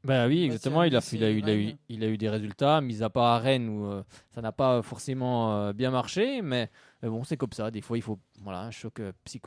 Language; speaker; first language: French; native; French